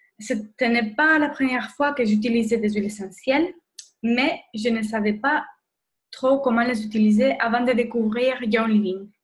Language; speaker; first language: French; non-native, fluent; Spanish